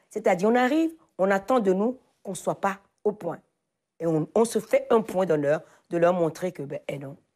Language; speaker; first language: French; non-native, local second language; Fon